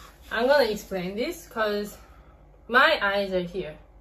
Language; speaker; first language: English; non-native, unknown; Korean